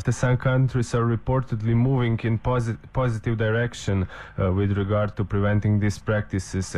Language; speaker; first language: English; non-native, fluent; Slovenian